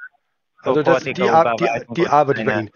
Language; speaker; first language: German; native; German